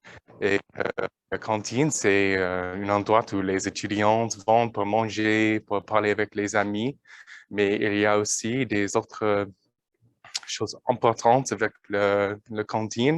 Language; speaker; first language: French; non-native, learner; English